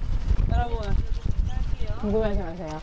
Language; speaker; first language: Korean; native; Korean